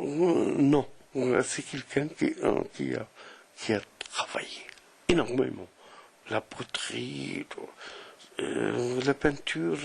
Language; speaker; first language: French; non-native, local second language; Arabic